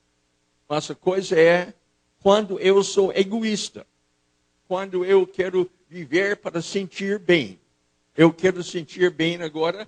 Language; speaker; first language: Portuguese; non-native, fluent; English